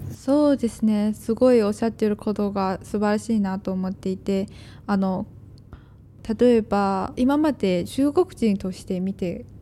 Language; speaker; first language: Japanese; non-native, fluent; Chinese